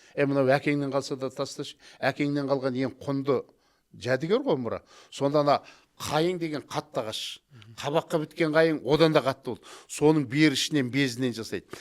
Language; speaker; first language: Kazakh; native; Kazakh